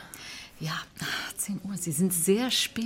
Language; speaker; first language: German; non-native, learner; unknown